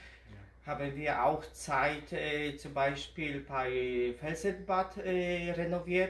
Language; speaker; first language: German; non-native, learner; Polish